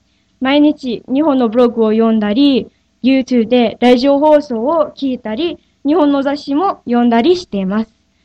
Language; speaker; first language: Japanese; non-native, fluent; English